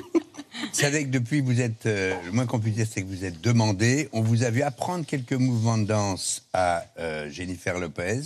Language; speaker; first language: French; native; French